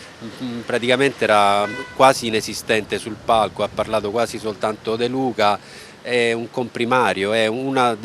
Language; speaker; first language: Italian; native; Italian